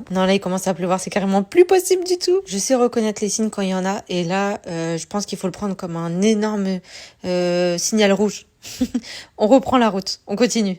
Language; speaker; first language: French; native; French